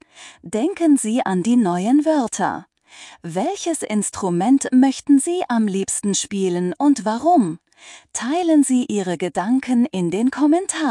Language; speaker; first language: German; non-native, fluent; Turkish